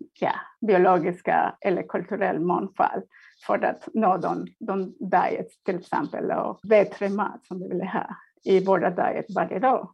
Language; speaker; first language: Swedish; non-native, fluent; Spanish